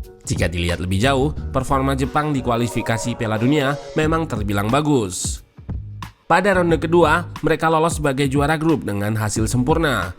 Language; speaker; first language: Indonesian; native; Indonesian